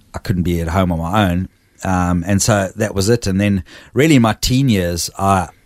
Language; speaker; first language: English; native; English